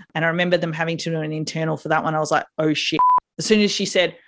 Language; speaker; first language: English; native; English